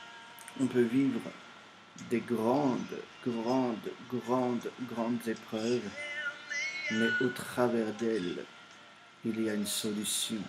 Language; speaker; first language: French; native; French